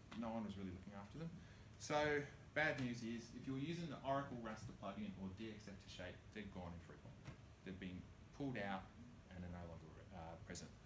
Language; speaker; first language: English; native; English